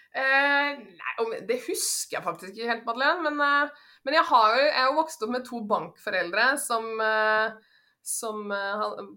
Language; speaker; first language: Norwegian; native; Norwegian